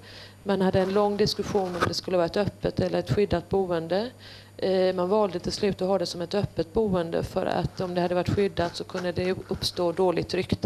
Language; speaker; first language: Swedish; native; Swedish